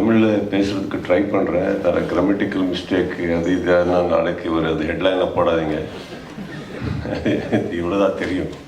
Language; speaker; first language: Tamil; non-native, learner; Kannada